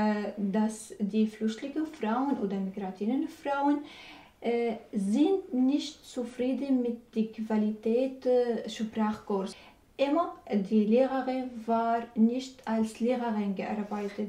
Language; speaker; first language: German; non-native, learner; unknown